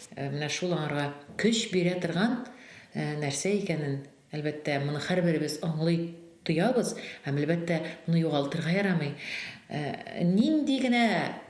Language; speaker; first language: Tatar; non-native, local second language; Russian